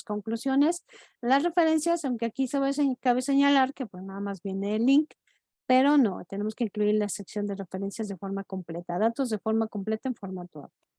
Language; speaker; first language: Spanish; native; Spanish